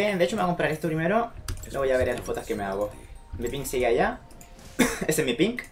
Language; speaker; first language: Spanish; native; Spanish